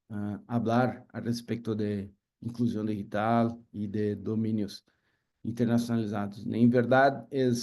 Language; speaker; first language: Spanish; non-native, learner; Portuguese